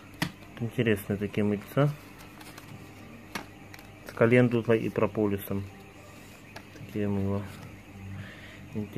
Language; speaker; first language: Russian; native; Russian